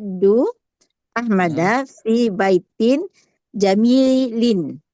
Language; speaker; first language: Arabic; non-native, learner; Indonesian